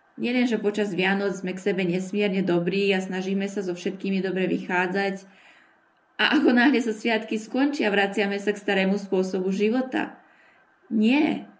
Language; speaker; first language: Slovak; early bilingual, heritage; Slovak